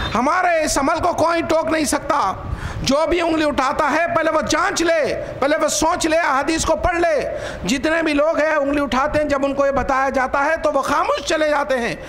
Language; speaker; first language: Urdu; native; Urdu